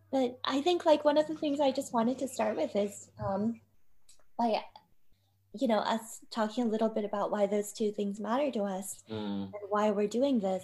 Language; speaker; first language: English; native; English